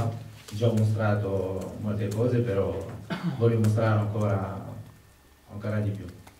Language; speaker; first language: Italian; non-native, learner; French